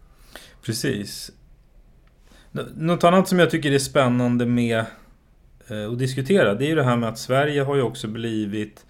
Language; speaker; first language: Swedish; native; Swedish